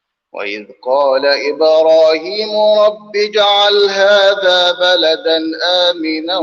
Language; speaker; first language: Arabic; native; Arabic